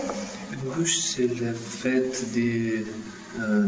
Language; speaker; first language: French; non-native, learner; Russian